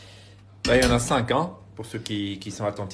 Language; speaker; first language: French; native; French